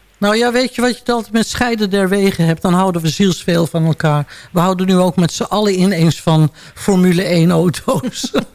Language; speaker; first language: Dutch; native; Dutch